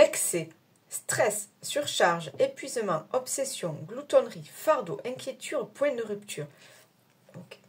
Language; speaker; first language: French; native; French